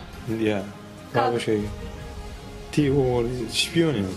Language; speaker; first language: Russian; non-native, learner; Uzbek